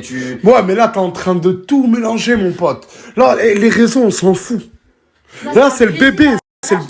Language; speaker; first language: French; native; French